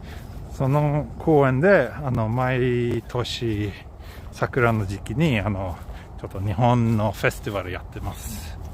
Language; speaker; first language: Japanese; non-native, fluent; Swedish